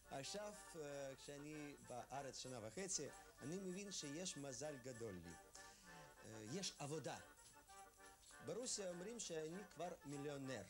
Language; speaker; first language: Hebrew; non-native, learner; Russian